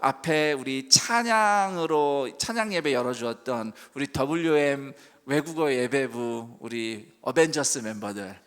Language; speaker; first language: Korean; native; Korean